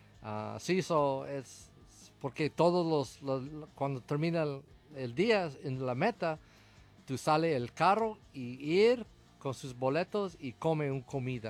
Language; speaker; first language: Spanish; non-native, learner; English